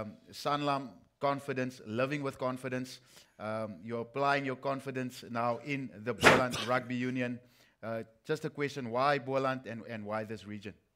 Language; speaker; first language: English; non-native, local second language; Afrikaans